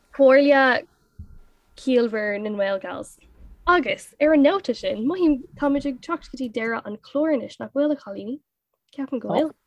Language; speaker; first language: Irish; non-native, local second language; English